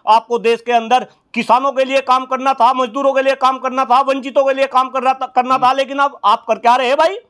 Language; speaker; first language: Hindi; native; Hindi